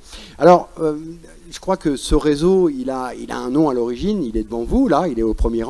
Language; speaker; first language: French; native; French